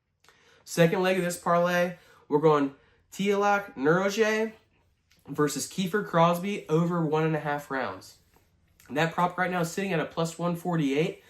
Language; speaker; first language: English; native; English